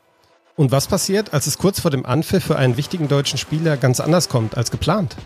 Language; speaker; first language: German; native; German